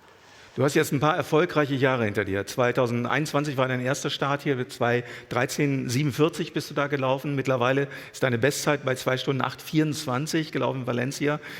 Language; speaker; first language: German; native; German